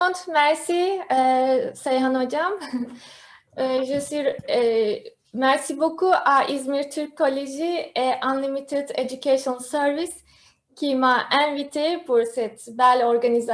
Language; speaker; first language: French; non-native, fluent; Turkish